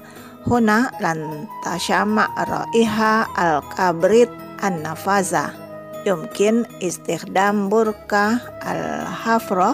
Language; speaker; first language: Arabic; non-native, learner; Indonesian